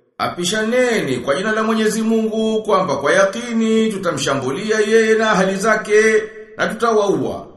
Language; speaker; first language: Swahili; native; Swahili